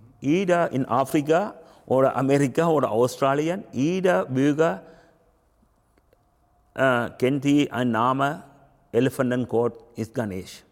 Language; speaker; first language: German; non-native, learner; Tamil